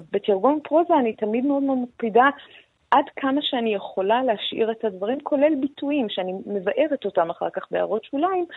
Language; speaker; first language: Hebrew; non-native, fluent; Persian